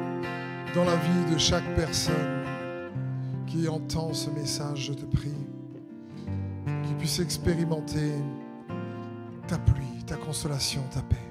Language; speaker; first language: French; native; French